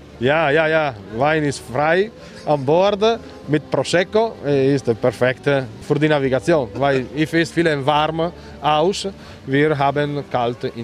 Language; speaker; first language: German; non-native, learner; Italian